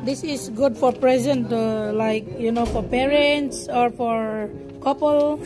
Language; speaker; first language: English; non-native, local second language; Filipino